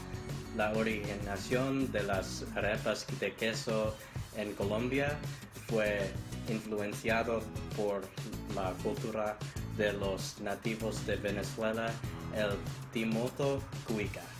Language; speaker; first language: Spanish; non-native, learner; English